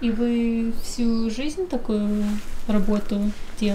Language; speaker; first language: Russian; early bilingual, heritage; English